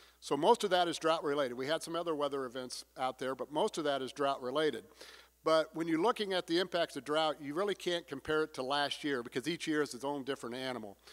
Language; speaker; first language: English; native; English